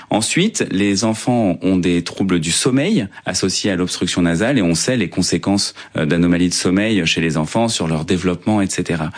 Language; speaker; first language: French; native; French